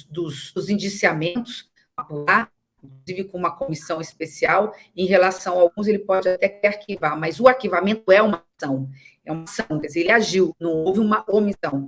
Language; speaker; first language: Portuguese; native; Portuguese